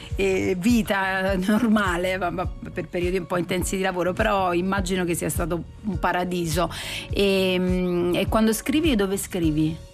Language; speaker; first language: Italian; native; Italian